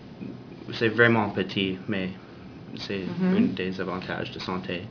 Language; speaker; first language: French; non-native, learner; English